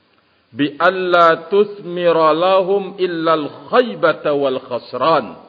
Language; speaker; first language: Arabic; non-native, fluent; Indonesian